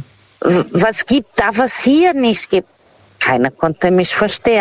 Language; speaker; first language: German; non-native, learner; Portuguese